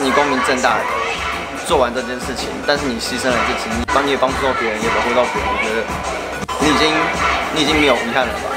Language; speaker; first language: Chinese; native; Chinese